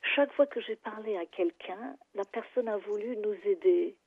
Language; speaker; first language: French; non-native, fluent; English